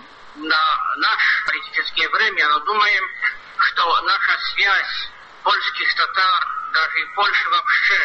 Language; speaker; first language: Russian; non-native, fluent; Polish